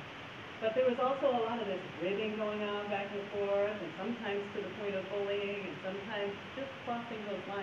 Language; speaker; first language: English; native; English